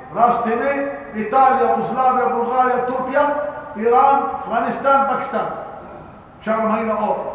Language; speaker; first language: Urdu; non-native, learner; Arabic